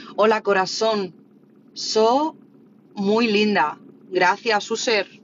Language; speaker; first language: Spanish; native; Spanish